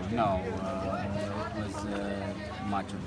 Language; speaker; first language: English; non-native, learner; Romanian